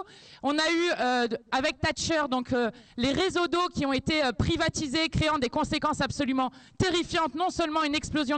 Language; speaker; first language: French; native; French